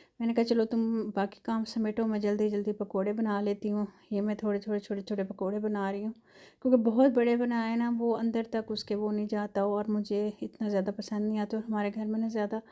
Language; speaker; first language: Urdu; non-native, local second language; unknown